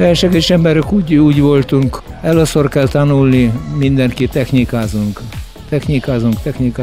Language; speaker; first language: Hungarian; non-native, learner; Russian